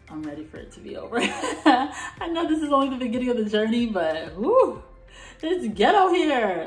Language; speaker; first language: English; native; English